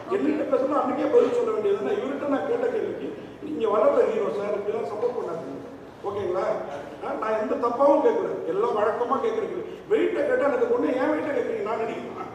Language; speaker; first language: Tamil; native; Tamil